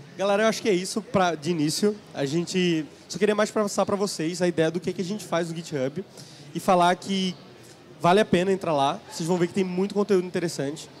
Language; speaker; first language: Portuguese; native; Portuguese